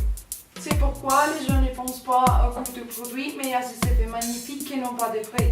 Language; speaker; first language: French; non-native, learner; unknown